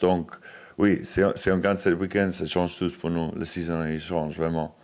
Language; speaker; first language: French; non-native, fluent; English